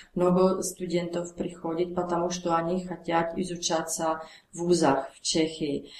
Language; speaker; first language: Russian; non-native, learner; Czech